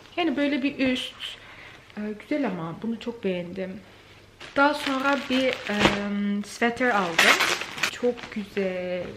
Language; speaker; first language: Turkish; native; Turkish